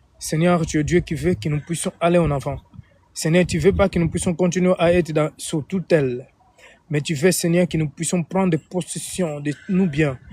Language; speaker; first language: French; non-native, fluent; Portuguese